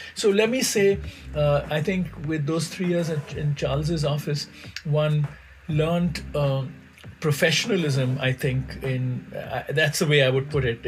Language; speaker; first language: English; non-native, local second language; Hindi